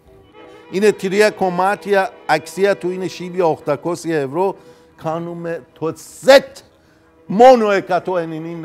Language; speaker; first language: Greek; non-native, fluent; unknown